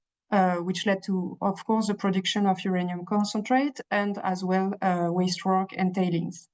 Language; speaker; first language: English; non-native, fluent; French